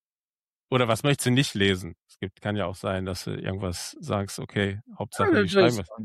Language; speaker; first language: German; native; German